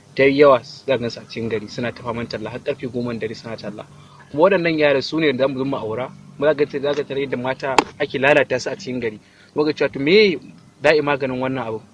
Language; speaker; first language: Hausa; native; Hausa